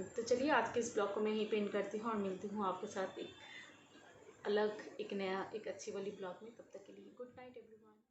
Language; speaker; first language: Hindi; non-native, local second language; Bangla